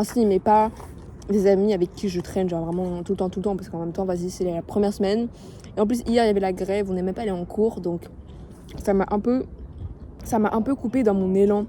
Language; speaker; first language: French; native; French